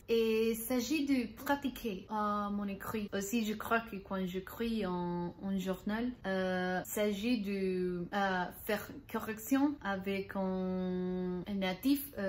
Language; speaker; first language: French; non-native, learner; Spanish